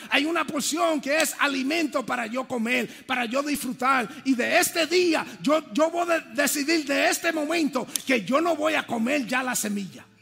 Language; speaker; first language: Spanish; early bilingual, heritage; Spanish